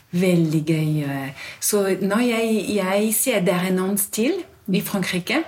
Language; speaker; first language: Norwegian; non-native, fluent; French